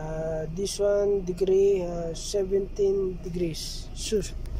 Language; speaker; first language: English; non-native, local second language; Filipino